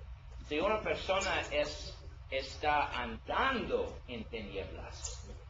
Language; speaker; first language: Spanish; non-native, learner; English